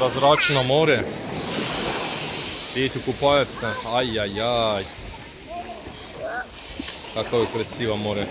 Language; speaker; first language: Russian; non-native, learner; Turkish